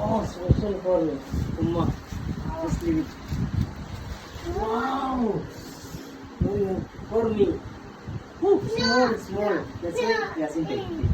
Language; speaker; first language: English; non-native, learner; Malayalam